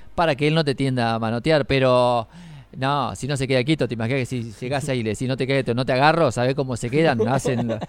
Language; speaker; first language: Spanish; native; Spanish